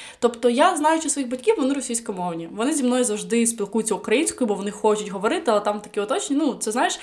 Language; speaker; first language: Ukrainian; non-native, local second language; Russian